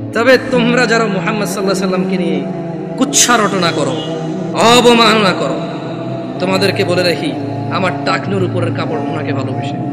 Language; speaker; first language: Bangla; early bilingual, heritage; Bangla